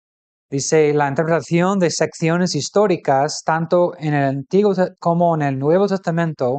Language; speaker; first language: Spanish; non-native, fluent; English